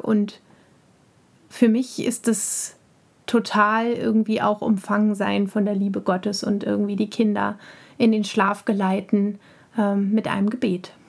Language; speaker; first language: German; native; German